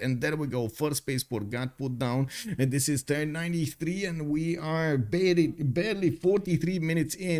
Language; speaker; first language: English; non-native, fluent; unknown